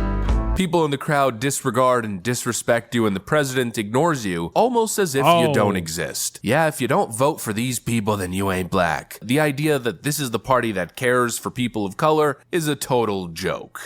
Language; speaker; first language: English; native; English